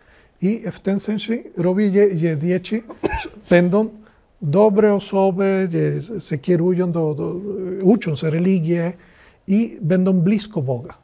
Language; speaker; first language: Polish; non-native, learner; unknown